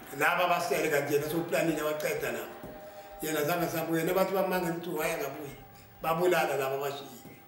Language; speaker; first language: Zulu; non-native, local second language; South Ndebele